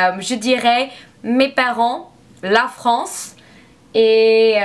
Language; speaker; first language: French; non-native, learner; English